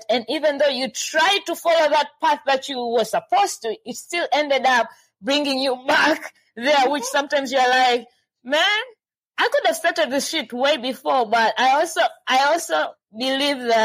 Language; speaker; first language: English; non-native, local second language; Swahili